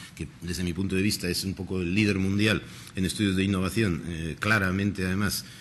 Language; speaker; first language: Spanish; native; Spanish